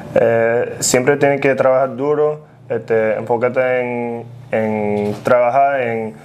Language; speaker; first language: Spanish; early bilingual, heritage; Spanish